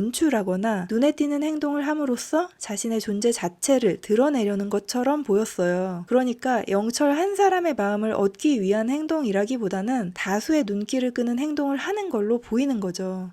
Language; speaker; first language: Korean; native; Korean